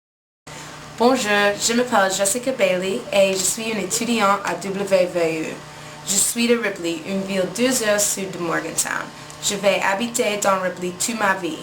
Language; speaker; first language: French; non-native, learner; English